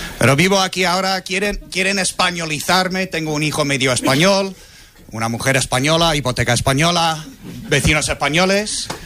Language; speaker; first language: Spanish; non-native, fluent; English